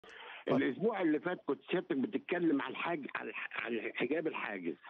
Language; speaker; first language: Arabic; native; Arabic